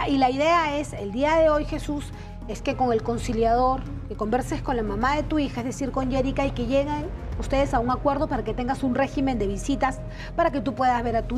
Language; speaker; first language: Spanish; native; Spanish